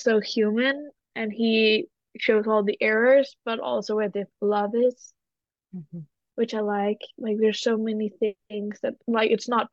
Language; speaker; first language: English; non-native, fluent; Danish